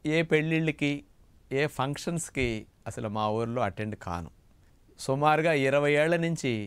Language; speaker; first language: Telugu; native; Telugu